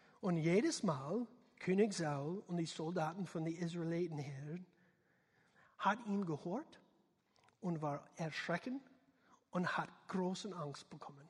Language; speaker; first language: German; non-native, learner; English